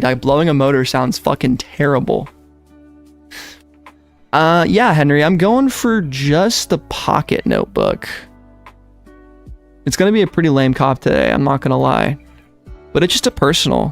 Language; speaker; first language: English; native; English